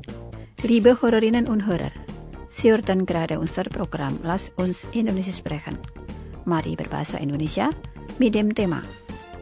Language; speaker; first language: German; non-native, learner; Indonesian